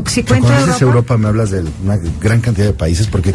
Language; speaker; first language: Spanish; native; Spanish